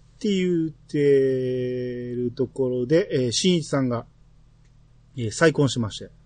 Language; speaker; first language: Japanese; native; Japanese